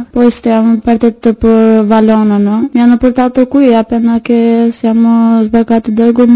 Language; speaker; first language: Italian; non-native, learner; Albanian